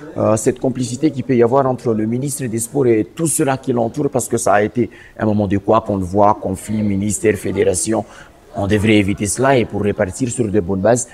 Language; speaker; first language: French; non-native, local second language; Swahili